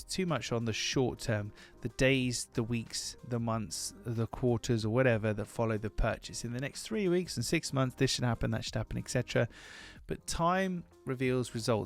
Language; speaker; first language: English; native; English